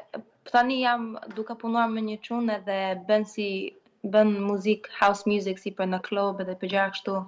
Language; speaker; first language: Albanian; early bilingual, other home language; English